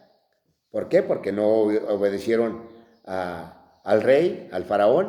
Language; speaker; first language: Spanish; native; Spanish